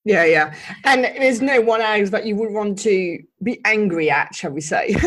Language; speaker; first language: English; native; English